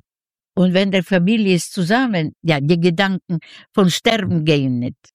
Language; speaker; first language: German; non-native, learner; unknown